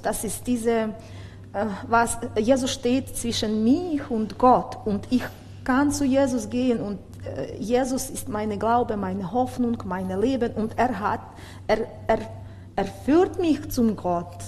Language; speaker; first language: German; non-native, learner; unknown